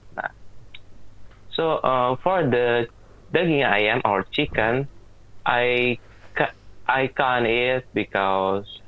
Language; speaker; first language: English; non-native, learner; Indonesian